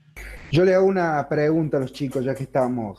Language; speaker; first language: Spanish; native; Spanish